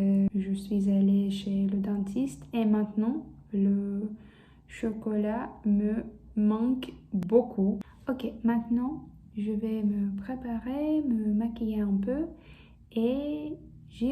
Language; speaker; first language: French; non-native, fluent; Russian